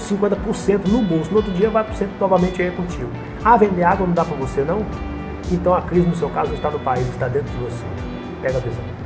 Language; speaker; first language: Portuguese; native; Portuguese